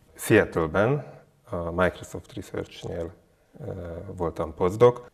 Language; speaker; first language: Hungarian; native; Hungarian